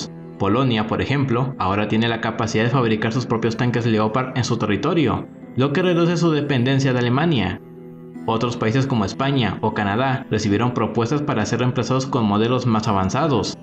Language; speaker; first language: Spanish; native; Spanish